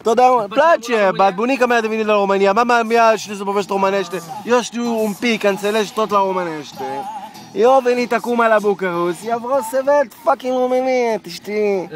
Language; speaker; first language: Romanian; non-native, learner; Hebrew